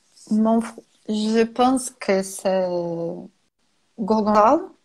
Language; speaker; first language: French; non-native, learner; Portuguese